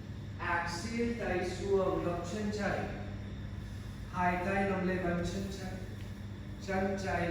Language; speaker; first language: Vietnamese; non-native, learner; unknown